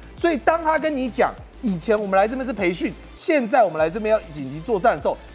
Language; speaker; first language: Chinese; native; Chinese